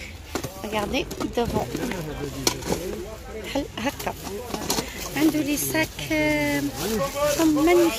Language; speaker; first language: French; non-native, fluent; Arabic